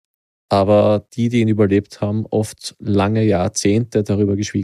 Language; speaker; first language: German; native; German